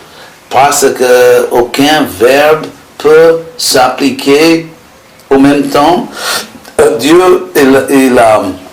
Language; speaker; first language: French; non-native, fluent; English